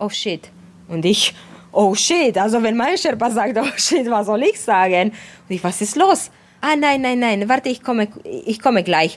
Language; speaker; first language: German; non-native, fluent; Romanian